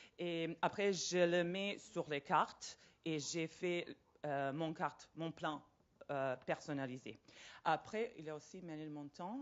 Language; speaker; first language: French; non-native, fluent; Serbian